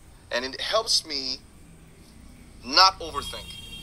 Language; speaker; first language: English; non-native, fluent; Korean